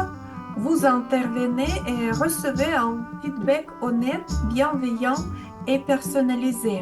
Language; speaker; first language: French; non-native, fluent; Russian